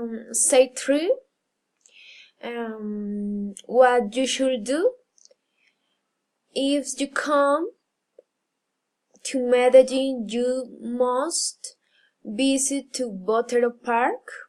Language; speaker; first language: English; non-native, learner; Spanish